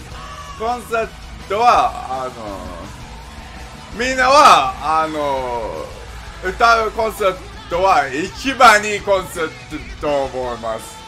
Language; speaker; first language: Japanese; non-native, learner; English